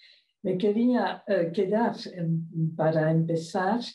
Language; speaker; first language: Spanish; non-native, fluent; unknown